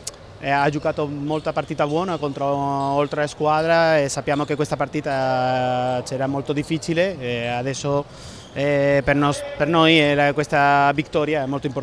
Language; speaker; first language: Italian; non-native, learner; Spanish